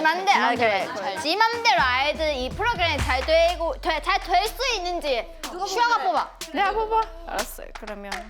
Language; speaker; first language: Korean; non-native, fluent; Chinese